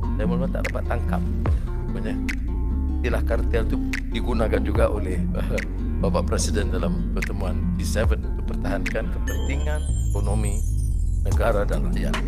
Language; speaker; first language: Malay; native; Malay